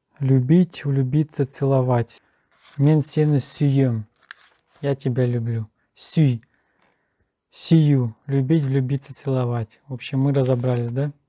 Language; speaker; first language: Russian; native; Russian